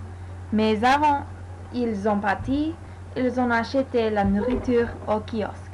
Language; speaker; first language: French; non-native, learner; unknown